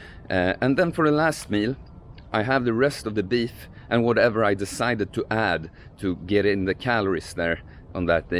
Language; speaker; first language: English; non-native, fluent; Swedish